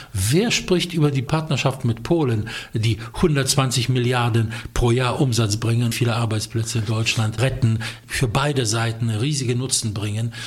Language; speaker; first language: German; non-native, fluent; Polish